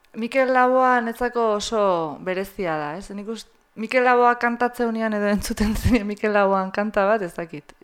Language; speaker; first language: Basque; native; Basque